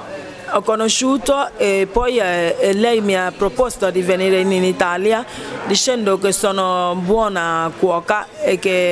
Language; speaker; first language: Italian; non-native, fluent; Ibibio